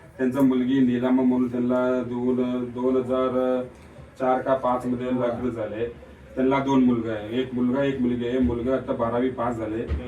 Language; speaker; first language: Marathi; non-native, local second language; Kannada